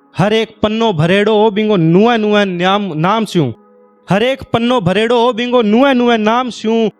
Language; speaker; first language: Hindi; native; Hindi